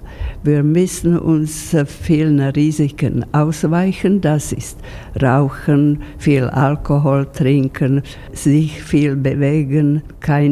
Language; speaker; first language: German; non-native, fluent; Slovak